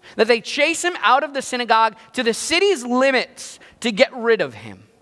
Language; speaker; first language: English; native; English